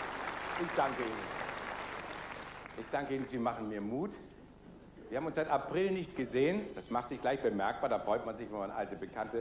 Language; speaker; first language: German; native; German